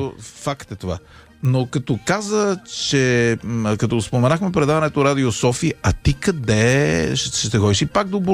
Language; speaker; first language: Bulgarian; native; Bulgarian